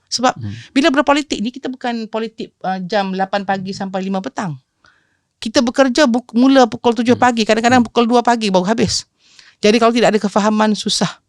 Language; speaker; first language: Malay; native; Malay